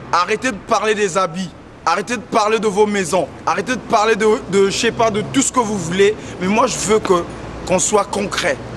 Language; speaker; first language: French; non-native, local second language; Lingala